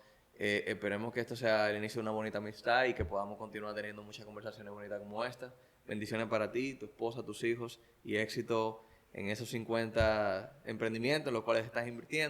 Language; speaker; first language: Spanish; native; Spanish